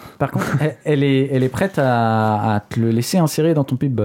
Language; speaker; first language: French; native; French